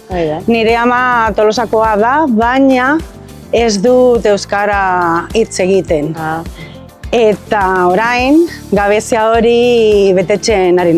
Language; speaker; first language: Basque; non-native, learner; Spanish